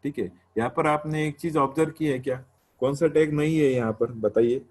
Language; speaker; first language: Hindi; non-native, local second language; Marathi